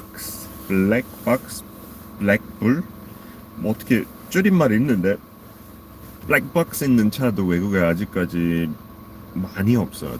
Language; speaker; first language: Korean; non-native, fluent; English